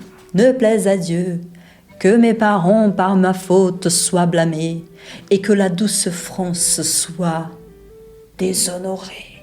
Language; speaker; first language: French; non-native, fluent; Portuguese